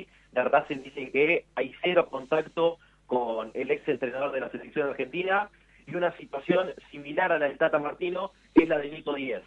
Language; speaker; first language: Spanish; native; Spanish